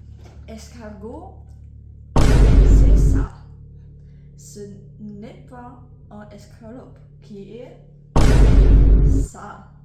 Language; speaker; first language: French; non-native, learner; German